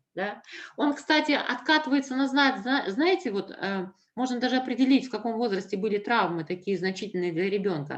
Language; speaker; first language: Russian; native; Russian